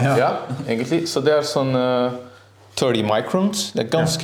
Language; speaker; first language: Norwegian; non-native, learner; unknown